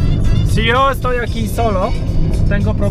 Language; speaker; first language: Spanish; non-native, learner; Polish